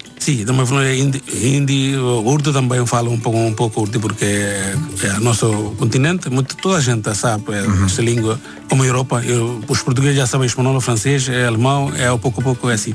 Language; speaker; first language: Portuguese; non-native, learner; Bangla